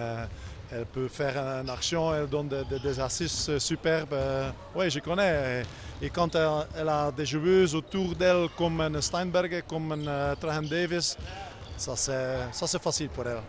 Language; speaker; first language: French; non-native, learner; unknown